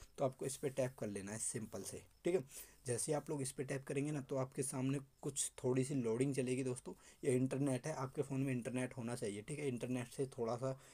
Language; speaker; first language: Hindi; native; Hindi